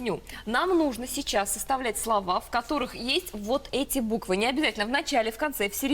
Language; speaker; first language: Russian; native; Russian